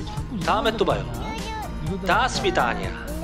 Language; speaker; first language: Korean; native; Korean